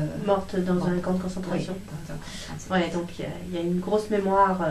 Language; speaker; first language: French; native; French